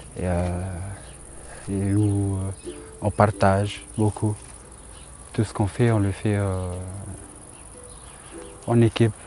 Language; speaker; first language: French; non-native, local second language; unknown